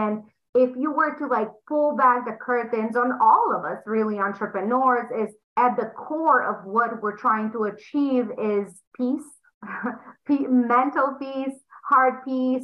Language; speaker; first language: English; non-native, fluent; Romanian